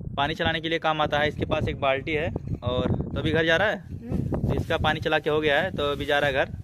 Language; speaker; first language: Hindi; native; Hindi